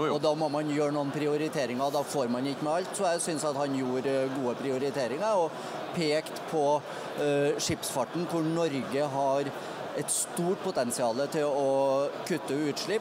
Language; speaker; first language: Norwegian; native; Norwegian